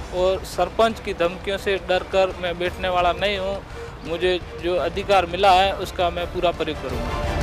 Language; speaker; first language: Hindi; native; Hindi